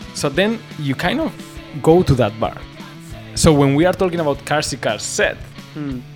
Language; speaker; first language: English; non-native, fluent; Basque